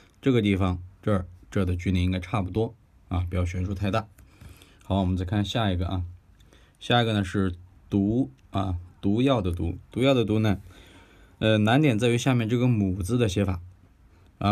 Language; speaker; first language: Chinese; native; Chinese